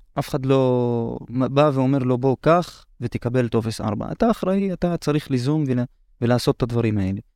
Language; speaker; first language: Hebrew; non-native, local second language; Arabic